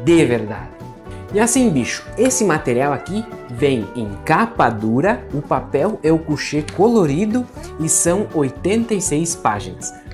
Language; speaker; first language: Portuguese; native; Portuguese